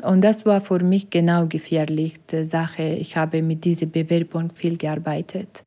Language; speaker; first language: German; non-native, learner; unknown